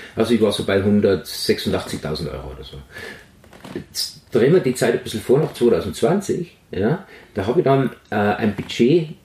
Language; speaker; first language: German; native; German